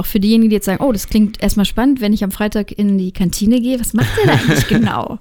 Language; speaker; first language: German; native; German